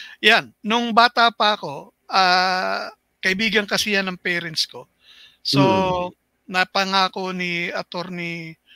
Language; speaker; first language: Filipino; non-native, local second language; Bikol